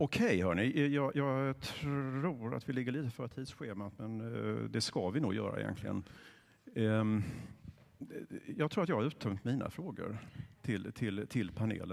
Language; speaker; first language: Swedish; native; Swedish